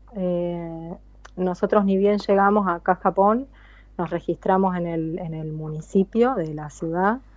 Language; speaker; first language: Spanish; native; Spanish